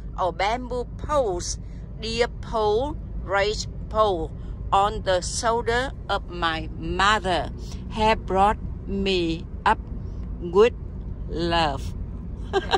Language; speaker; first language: English; non-native, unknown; Vietnamese